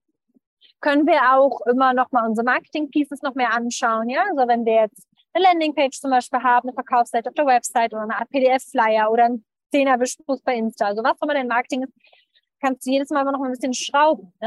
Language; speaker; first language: German; native; German